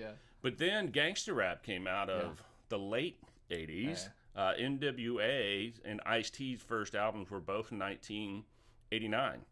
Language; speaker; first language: English; native; English